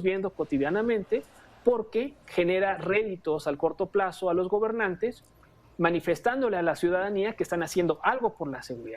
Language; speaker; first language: Spanish; native; Spanish